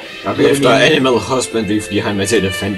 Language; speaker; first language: Danish; native; Danish